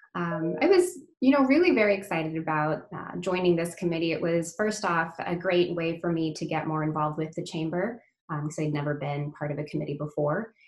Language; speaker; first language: English; native; English